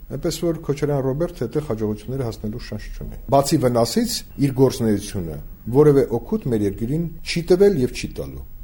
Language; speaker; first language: Armenian; native; Armenian